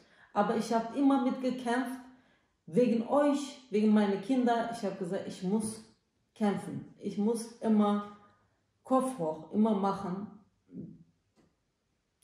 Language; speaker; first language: German; non-native, learner; Turkish